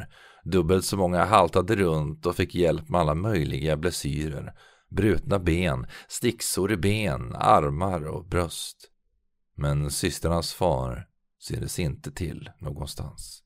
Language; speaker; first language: Swedish; native; Swedish